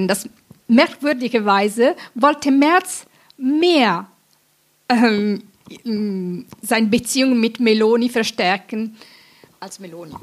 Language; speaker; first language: German; non-native, fluent; Italian